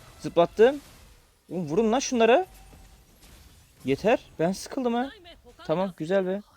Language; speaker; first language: Turkish; native; Turkish